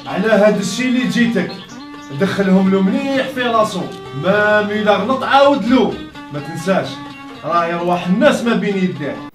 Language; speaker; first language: Arabic; native; Arabic